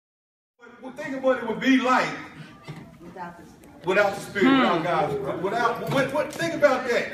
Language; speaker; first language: English; native; English